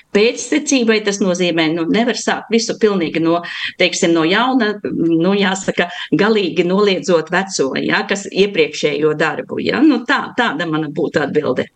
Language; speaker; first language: Latvian; native; Latvian